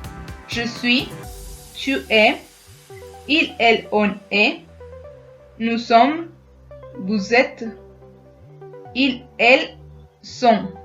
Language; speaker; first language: French; non-native, fluent; Spanish